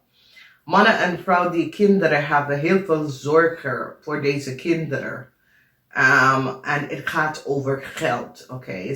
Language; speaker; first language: Dutch; non-native, learner; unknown